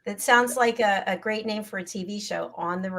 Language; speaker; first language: English; native; English